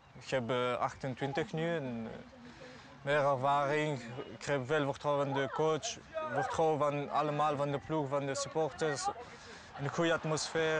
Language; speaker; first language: Dutch; non-native, learner; Aramaic